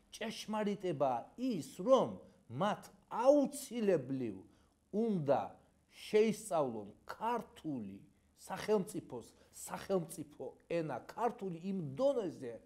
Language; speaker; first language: Georgian; non-native, local second language; Azerbaijani